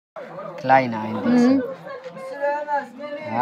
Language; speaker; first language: German; non-native, learner; Arabic